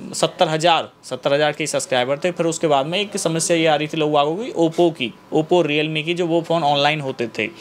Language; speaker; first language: Hindi; native; Hindi